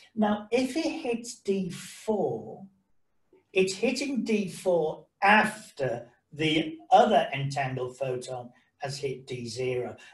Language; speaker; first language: English; native; English